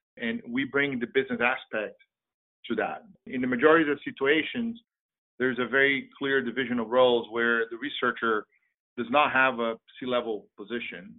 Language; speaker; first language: English; non-native, fluent; Portuguese